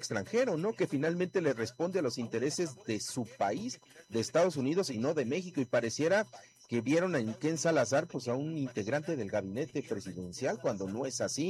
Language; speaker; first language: Spanish; native; Spanish